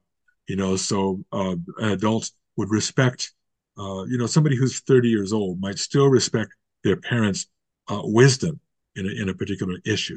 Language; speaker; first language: English; native; English